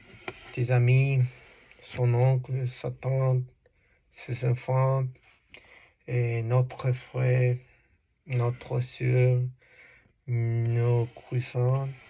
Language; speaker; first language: French; non-native, learner; Spanish